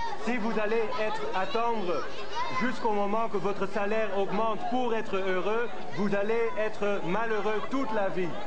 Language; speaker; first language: French; non-native, fluent; Dutch